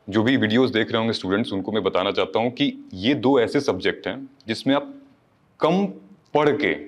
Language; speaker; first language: Hindi; native; Hindi